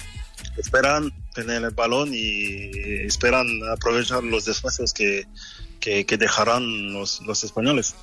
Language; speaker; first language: Spanish; non-native, fluent; French